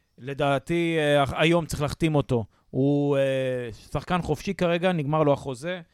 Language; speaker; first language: Hebrew; native; Hebrew